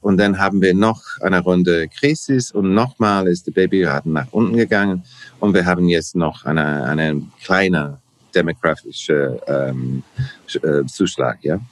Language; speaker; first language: German; non-native, learner; English